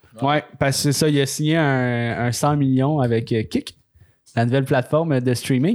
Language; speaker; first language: French; native; French